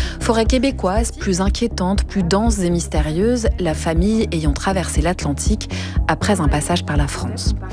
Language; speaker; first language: French; native; French